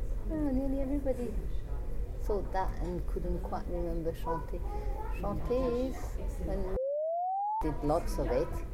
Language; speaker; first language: English; native; English